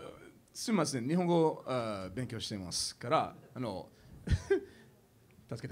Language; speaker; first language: Japanese; non-native, learner; English